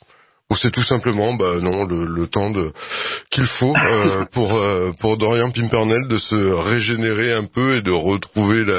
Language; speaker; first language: French; native; French